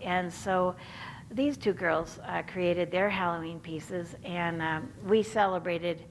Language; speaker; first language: English; native; English